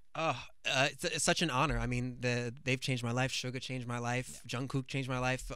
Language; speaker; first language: English; native; English